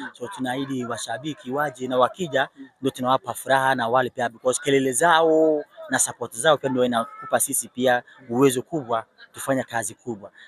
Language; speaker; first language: Swahili; non-native, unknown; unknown